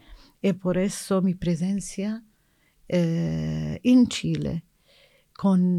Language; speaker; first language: Spanish; non-native, learner; Arabic